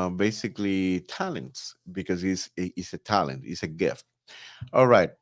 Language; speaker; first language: English; non-native, fluent; Spanish